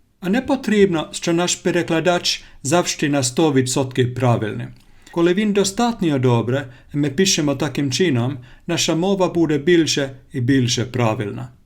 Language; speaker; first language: Ukrainian; non-native, learner; Finnish